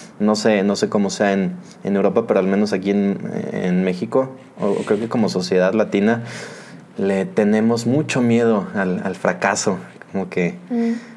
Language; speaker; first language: Spanish; native; Spanish